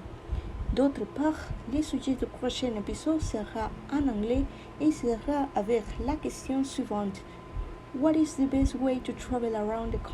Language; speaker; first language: French; non-native, learner; Spanish